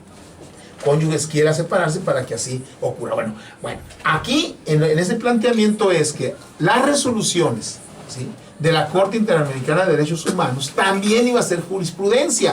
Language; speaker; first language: Spanish; native; Spanish